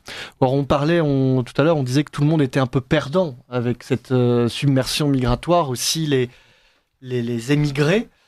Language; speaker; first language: French; native; French